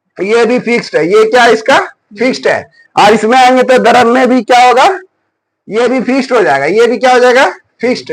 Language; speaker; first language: Hindi; native; Hindi